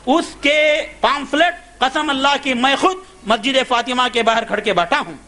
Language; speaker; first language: Urdu; native; Urdu